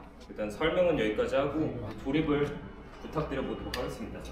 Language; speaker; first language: Korean; native; Korean